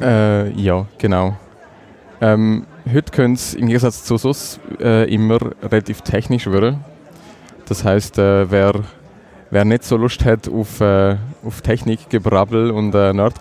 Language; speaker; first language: German; native; German